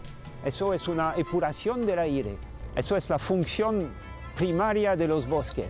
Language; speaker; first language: Spanish; non-native, fluent; French